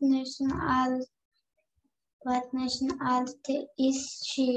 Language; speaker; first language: English; non-native, learner; Turkish